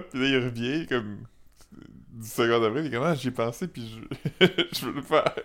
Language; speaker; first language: French; native; French